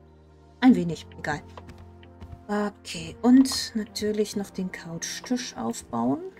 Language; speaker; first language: German; native; German